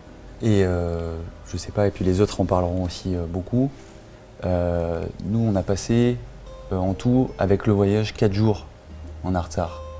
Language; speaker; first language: French; native; French